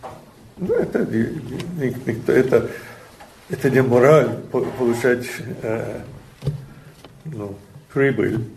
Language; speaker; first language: Russian; non-native, learner; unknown